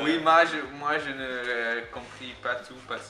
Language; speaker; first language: French; non-native, learner; German